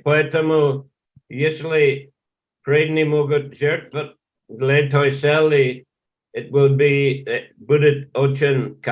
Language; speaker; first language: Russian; non-native, learner; English